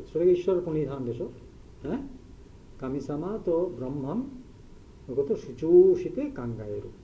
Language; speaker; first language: Japanese; non-native, learner; Bangla